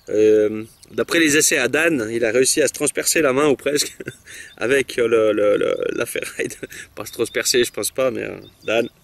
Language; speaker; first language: French; native; French